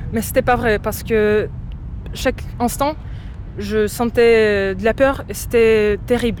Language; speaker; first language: French; non-native, fluent; Ukrainian